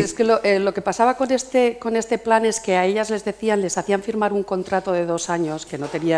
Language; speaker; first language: Spanish; native; Spanish